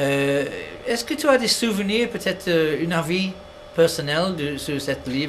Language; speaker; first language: French; non-native, fluent; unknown